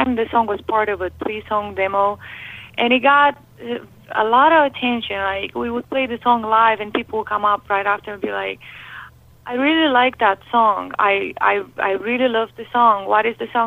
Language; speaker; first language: English; non-native, fluent; Romanian